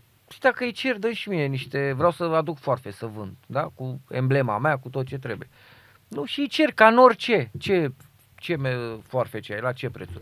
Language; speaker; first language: Romanian; native; Romanian